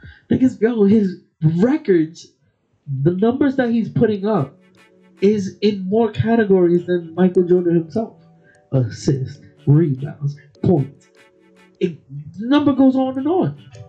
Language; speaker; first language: English; early bilingual, other home language; Spanish